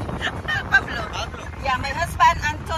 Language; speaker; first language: English; non-native, local second language; Filipino